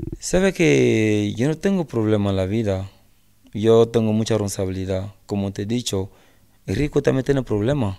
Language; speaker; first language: Spanish; non-native, learner; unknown